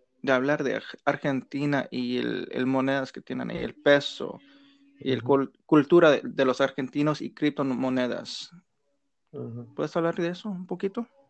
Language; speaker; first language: Spanish; non-native, learner; English